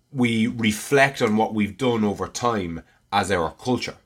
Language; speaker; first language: English; native; English